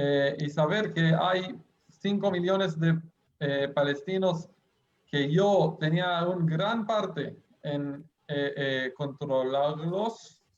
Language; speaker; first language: Spanish; non-native, fluent; Hebrew